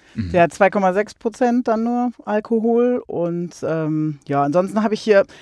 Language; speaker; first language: German; native; German